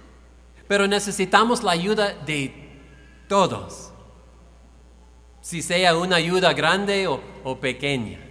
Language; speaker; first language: Spanish; non-native, fluent; English